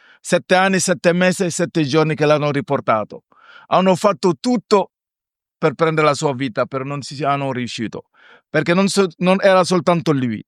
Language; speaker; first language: Italian; non-native, fluent; Wolof